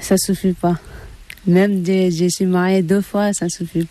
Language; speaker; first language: French; non-native, learner; Tibetan